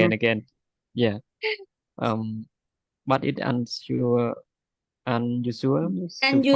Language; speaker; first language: English; non-native, learner; Khmer